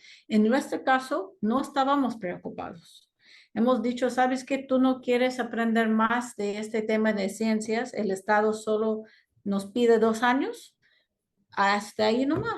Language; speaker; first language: Spanish; non-native, fluent; English